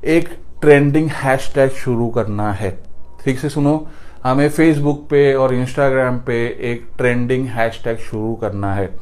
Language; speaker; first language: Hindi; non-native, local second language; Marathi